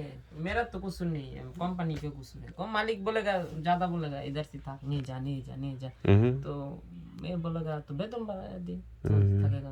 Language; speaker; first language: Hindi; non-native, learner; Bangla